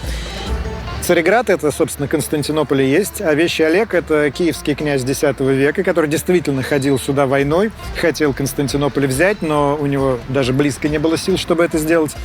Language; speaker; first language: Russian; native; Russian